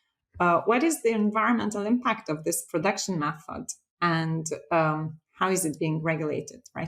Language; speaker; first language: English; non-native, fluent; Lithuanian